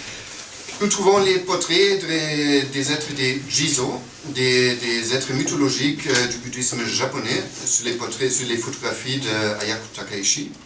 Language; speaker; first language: French; non-native, fluent; German